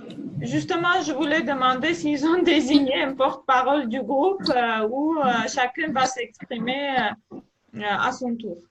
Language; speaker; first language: French; non-native, fluent; Armenian